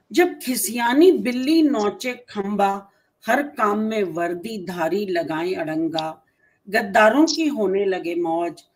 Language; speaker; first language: Hindi; native; Hindi